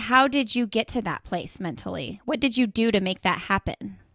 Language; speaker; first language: English; native; English